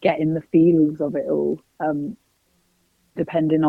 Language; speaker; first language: English; native; English